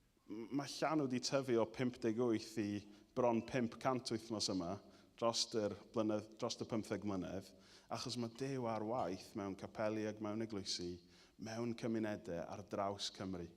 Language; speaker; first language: Welsh; native; Welsh